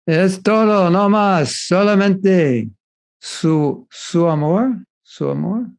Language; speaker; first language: Spanish; non-native, learner; English